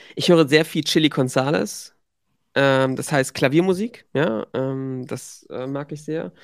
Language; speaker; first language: German; native; German